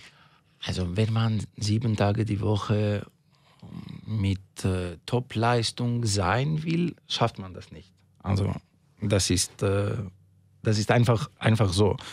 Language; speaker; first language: German; non-native, fluent; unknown